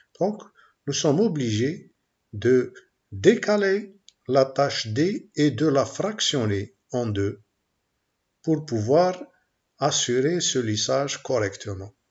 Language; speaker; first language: French; non-native, local second language; Arabic